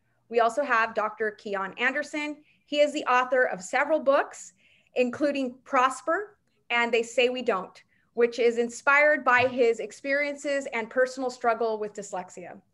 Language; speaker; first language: English; native; English